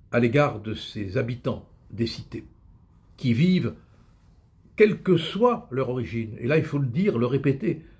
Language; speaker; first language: French; native; French